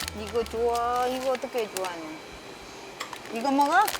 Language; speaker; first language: Korean; non-native, learner; Vietnamese